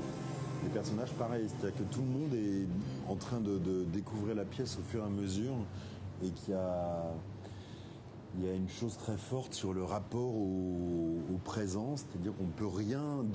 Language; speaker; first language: French; native; French